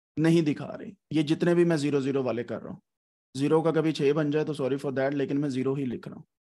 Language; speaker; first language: Urdu; non-native, local second language; Punjabi